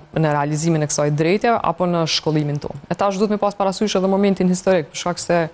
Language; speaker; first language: Albanian; native; Albanian